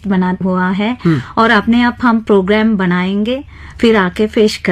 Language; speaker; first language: Hindi; non-native, fluent; Sinhala